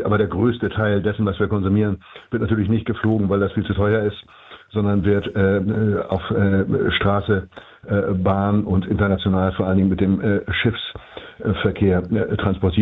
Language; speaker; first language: German; native; German